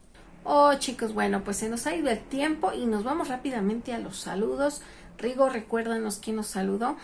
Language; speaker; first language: Spanish; native; Spanish